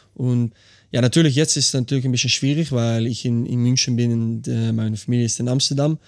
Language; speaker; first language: German; non-native, learner; Dutch